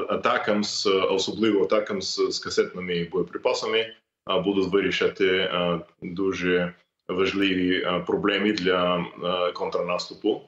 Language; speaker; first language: Ukrainian; non-native, fluent; English